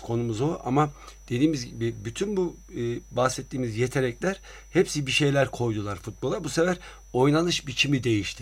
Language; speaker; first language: Turkish; native; Turkish